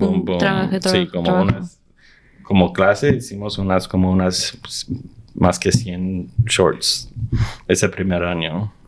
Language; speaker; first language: Spanish; early bilingual, heritage; English